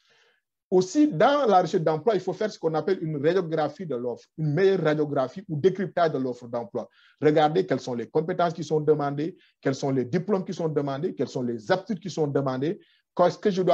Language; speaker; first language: French; non-native, local second language; Wolof